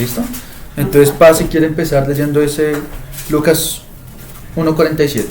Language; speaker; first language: Spanish; native; Spanish